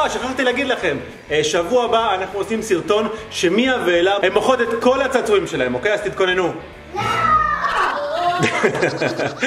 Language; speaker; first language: Hebrew; native; Hebrew